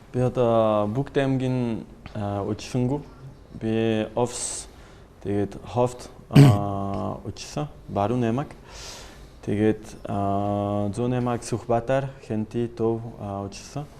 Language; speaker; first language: Mongolian; non-native, learner; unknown